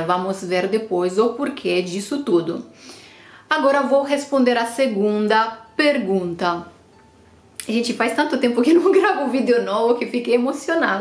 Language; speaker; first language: Portuguese; non-native, fluent; Romanian